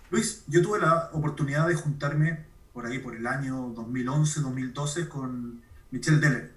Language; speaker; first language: Spanish; native; Spanish